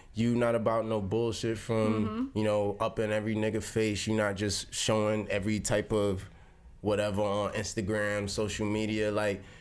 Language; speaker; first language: English; native; English